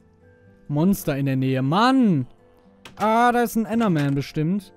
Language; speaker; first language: German; native; German